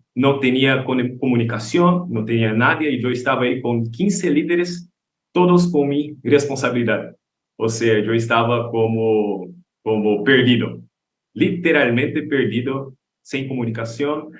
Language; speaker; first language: Spanish; non-native, learner; Portuguese